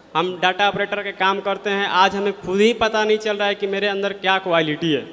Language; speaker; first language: Hindi; native; Hindi